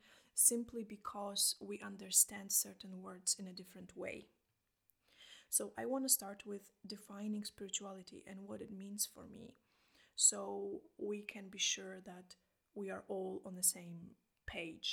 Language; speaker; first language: English; non-native, fluent; Polish